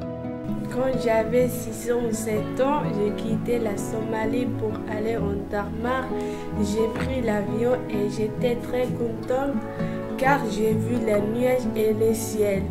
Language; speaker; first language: French; non-native, learner; Somali